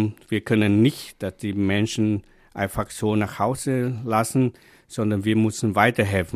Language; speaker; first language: German; non-native, fluent; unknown